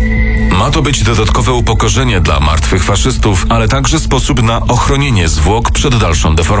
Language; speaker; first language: Polish; native; Polish